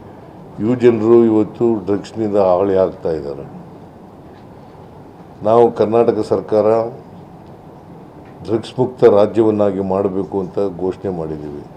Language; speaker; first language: Kannada; native; Kannada